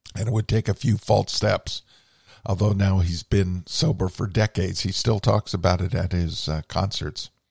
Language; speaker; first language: English; native; English